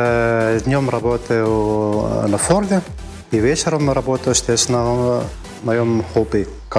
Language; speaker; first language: Russian; non-native, fluent; Estonian